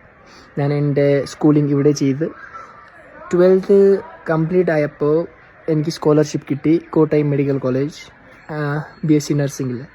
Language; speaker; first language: Malayalam; non-native, local second language; Kashmiri